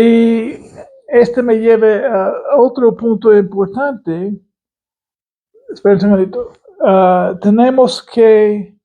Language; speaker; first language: Spanish; non-native, fluent; English